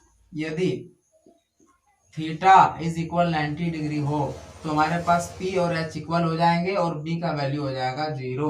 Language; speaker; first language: Hindi; native; Hindi